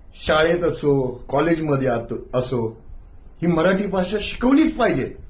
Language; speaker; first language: Marathi; non-native, local second language; Hindi